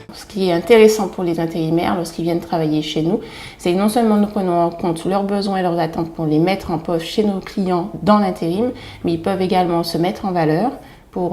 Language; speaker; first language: French; native; French